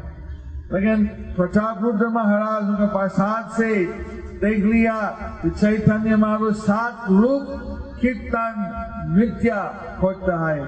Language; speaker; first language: Hindi; non-native, learner; English